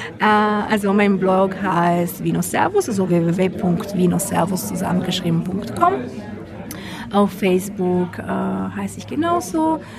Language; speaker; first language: German; non-native, fluent; Italian